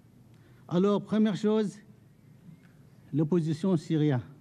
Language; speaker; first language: French; non-native, fluent; Arabic